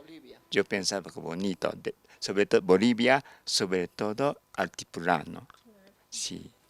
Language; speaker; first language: Spanish; non-native, learner; Japanese